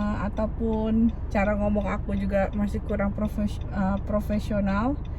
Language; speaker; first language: Indonesian; native; Indonesian